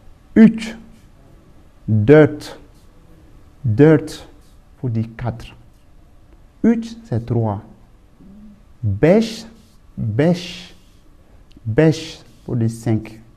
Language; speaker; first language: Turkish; non-native, learner; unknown